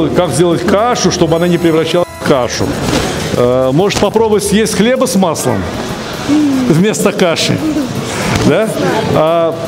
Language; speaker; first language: Russian; native; Russian